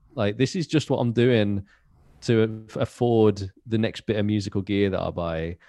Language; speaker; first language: English; native; English